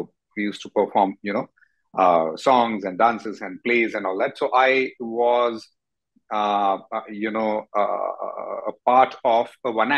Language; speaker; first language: English; non-native, local second language; Marathi